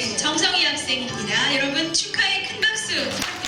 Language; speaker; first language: Korean; native; Korean